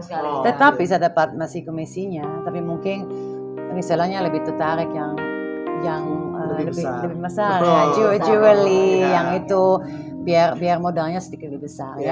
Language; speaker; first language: Indonesian; non-native, fluent; Dutch